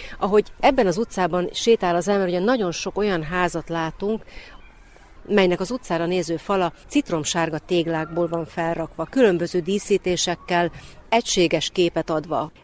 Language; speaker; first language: Hungarian; native; Hungarian